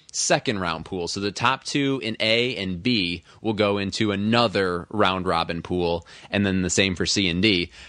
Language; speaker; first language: English; early bilingual, other home language; Filipino